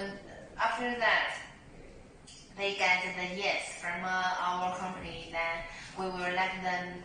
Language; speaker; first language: English; non-native, learner; Chinese